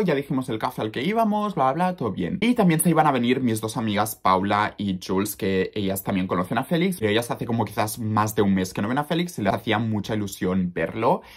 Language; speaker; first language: Spanish; native; Spanish